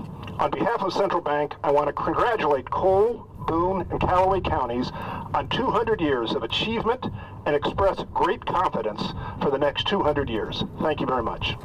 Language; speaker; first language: English; native; English